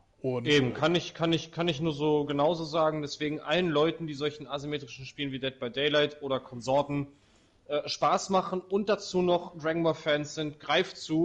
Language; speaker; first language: German; native; German